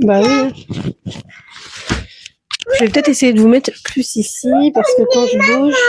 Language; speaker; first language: French; native; French